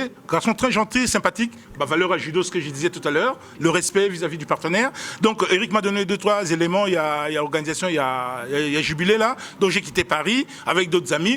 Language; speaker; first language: French; non-native, local second language; Lingala